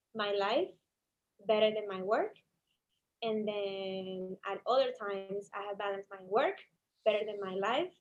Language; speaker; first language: English; non-native, fluent; Spanish